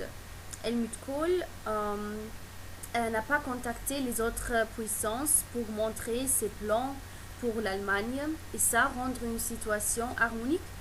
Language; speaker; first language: French; non-native, learner; German